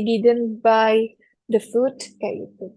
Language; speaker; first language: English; non-native, fluent; Indonesian